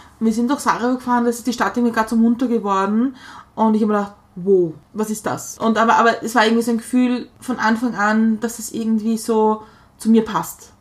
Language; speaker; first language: German; native; German